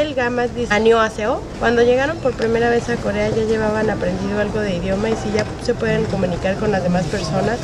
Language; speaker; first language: Spanish; native; Spanish